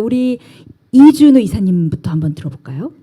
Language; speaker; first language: Korean; native; Korean